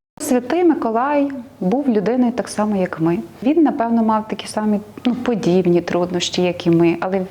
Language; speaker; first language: Ukrainian; native; Ukrainian